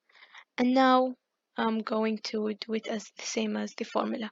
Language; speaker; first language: English; non-native, fluent; Arabic